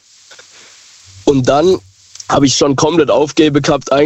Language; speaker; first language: German; native; German